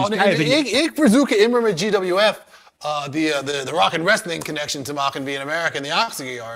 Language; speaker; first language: German; non-native, learner; English